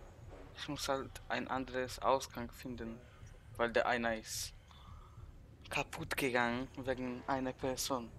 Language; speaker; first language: German; early bilingual, other home language; Polish